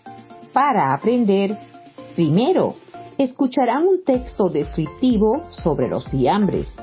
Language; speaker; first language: Spanish; native; Spanish